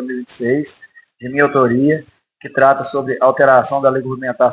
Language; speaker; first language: Portuguese; native; Portuguese